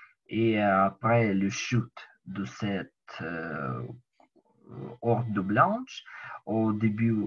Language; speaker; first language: French; non-native, learner; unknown